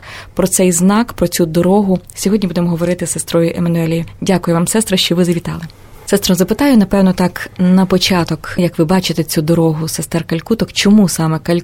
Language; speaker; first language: Ukrainian; native; Ukrainian